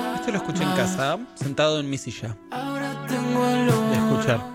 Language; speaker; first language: Spanish; native; Spanish